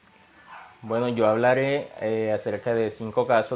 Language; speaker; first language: Spanish; native; Spanish